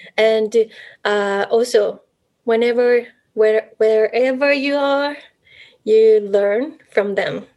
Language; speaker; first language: English; non-native, fluent; Japanese